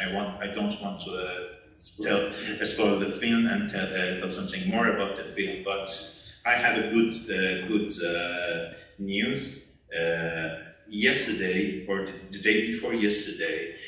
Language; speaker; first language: English; non-native, learner; Persian